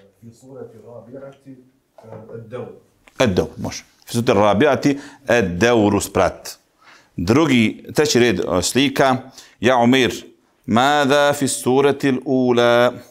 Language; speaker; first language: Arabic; non-native, fluent; Bosnian